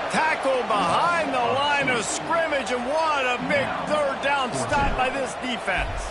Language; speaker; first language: English; native; English